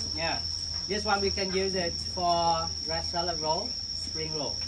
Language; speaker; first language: English; non-native, fluent; Vietnamese